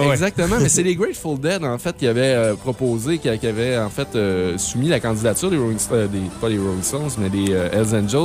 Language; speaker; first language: French; native; French